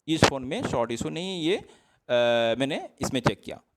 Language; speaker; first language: Hindi; non-native, local second language; Assamese